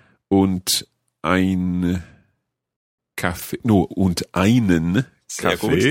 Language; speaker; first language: German; non-native, learner; English